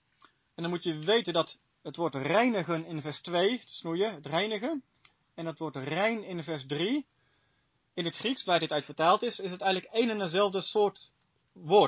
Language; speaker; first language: Dutch; native; Dutch